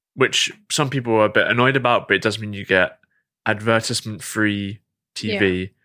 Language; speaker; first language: English; native; English